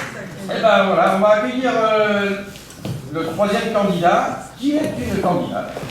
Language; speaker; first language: French; native; French